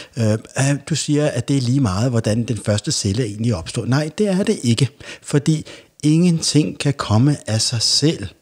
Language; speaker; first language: Danish; native; Danish